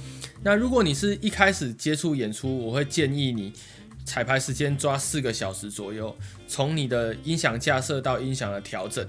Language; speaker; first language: Chinese; native; Chinese